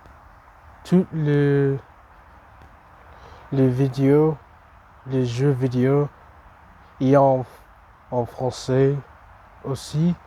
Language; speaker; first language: French; non-native, learner; English